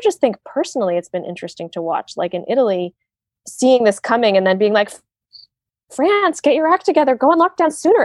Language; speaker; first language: English; native; English